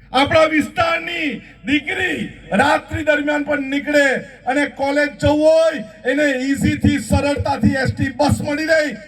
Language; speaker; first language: Gujarati; non-native, local second language; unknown